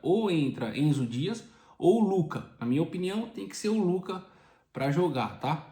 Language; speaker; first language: Portuguese; native; Portuguese